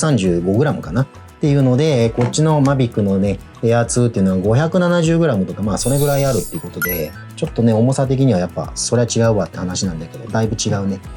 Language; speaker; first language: Japanese; native; Japanese